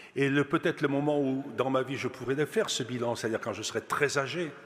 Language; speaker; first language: French; native; French